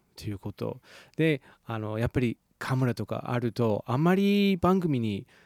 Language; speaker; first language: Japanese; non-native, fluent; English